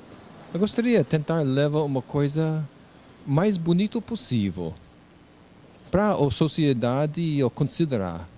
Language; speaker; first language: Portuguese; non-native, learner; English